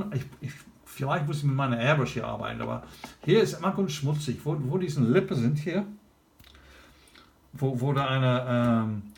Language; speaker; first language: German; non-native, learner; English